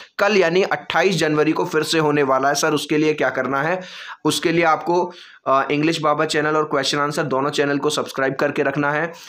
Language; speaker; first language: Hindi; native; Hindi